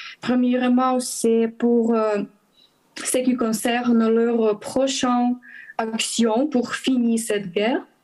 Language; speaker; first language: French; non-native, learner; Ukrainian